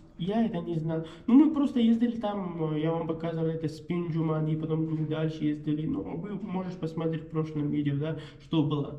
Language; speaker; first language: Russian; non-native, learner; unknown